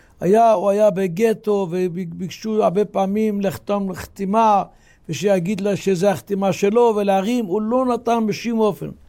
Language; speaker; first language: Hebrew; non-native, local second language; Yiddish